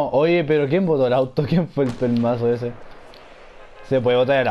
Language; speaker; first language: Spanish; native; Spanish